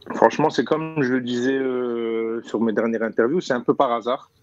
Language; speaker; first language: French; native; French